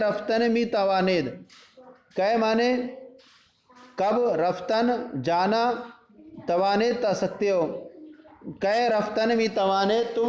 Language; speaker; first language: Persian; non-native, fluent; Urdu